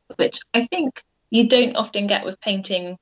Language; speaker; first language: English; native; English